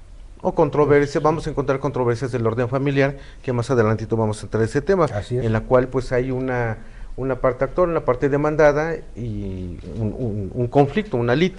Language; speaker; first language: Spanish; native; Spanish